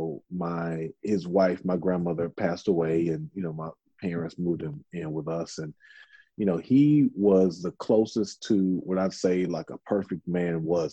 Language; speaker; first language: English; native; English